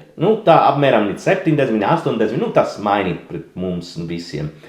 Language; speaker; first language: Latvian; non-native, learner; Italian